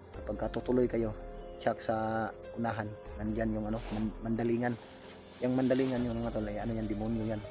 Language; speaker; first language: Filipino; non-native, local second language; Cebuano